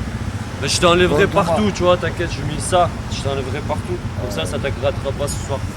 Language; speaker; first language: French; non-native, fluent; Persian